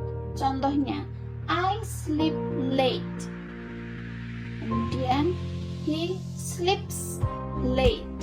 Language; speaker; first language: English; non-native, fluent; Indonesian